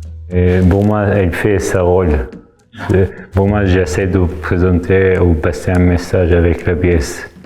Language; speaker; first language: French; non-native, fluent; Arabic